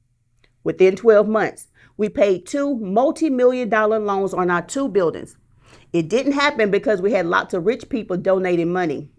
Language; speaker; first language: English; native; English